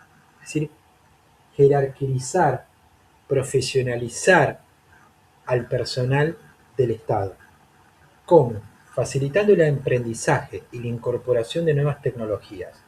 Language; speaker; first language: Spanish; native; Spanish